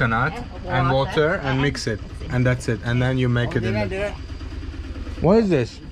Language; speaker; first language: English; non-native, fluent; Azerbaijani